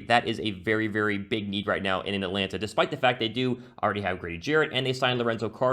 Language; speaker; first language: English; native; English